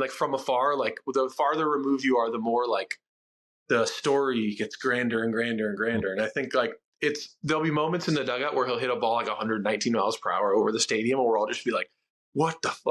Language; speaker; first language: English; native; English